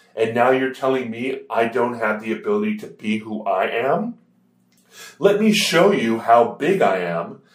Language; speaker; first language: English; native; English